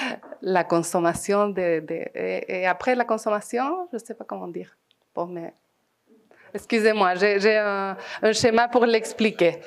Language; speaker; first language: French; non-native, fluent; Spanish